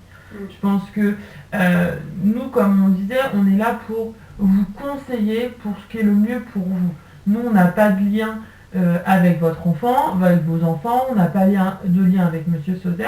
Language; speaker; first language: French; native; French